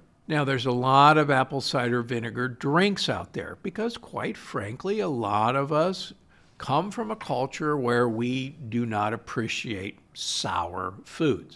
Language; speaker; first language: English; native; English